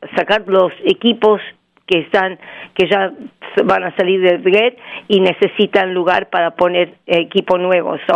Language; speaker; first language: Spanish; native; Spanish